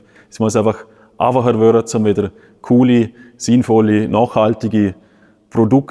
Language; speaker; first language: German; native; German